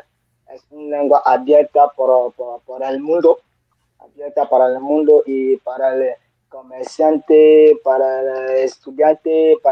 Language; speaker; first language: Spanish; non-native, learner; French